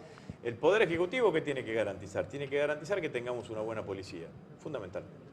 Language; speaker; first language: Spanish; native; Spanish